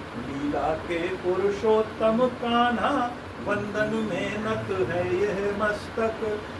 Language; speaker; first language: Hindi; native; Hindi